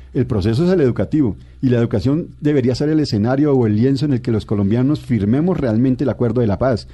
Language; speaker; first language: Spanish; native; Spanish